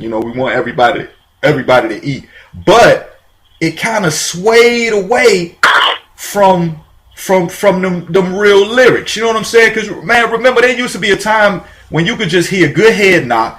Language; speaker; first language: English; native; English